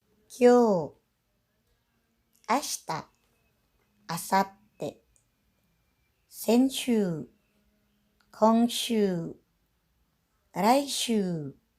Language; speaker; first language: Japanese; non-native, fluent; Indonesian